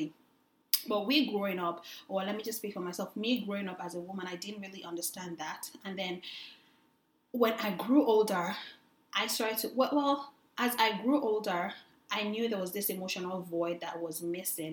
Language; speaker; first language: English; non-native, local second language; Yoruba